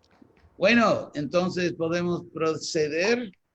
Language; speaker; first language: Spanish; non-native, fluent; English